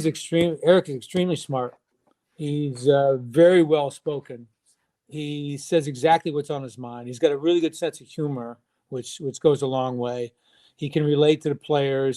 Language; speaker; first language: English; native; English